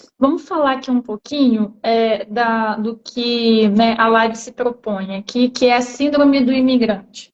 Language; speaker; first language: Portuguese; native; Portuguese